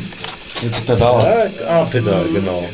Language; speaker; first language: German; native; German